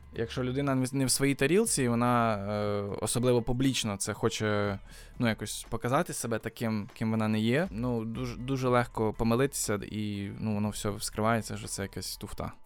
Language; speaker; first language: Ukrainian; native; Ukrainian